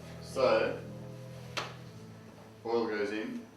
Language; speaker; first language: English; native; English